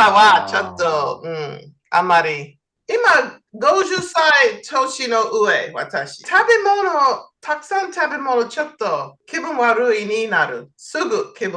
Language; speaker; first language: Japanese; non-native, learner; English